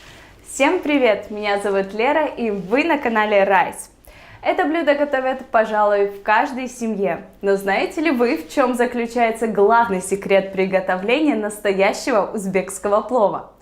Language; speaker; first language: Russian; native; Russian